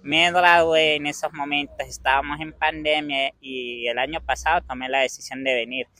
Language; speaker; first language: Spanish; native; Spanish